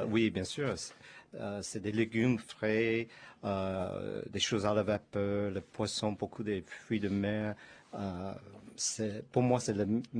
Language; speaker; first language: French; non-native, learner; Chinese